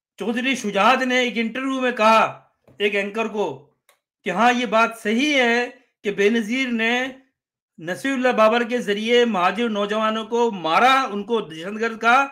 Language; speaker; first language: Urdu; native; Urdu